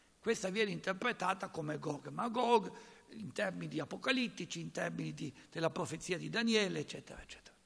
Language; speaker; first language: Italian; native; Italian